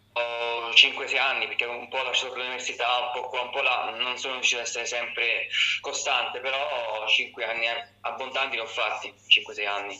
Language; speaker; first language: Italian; native; Italian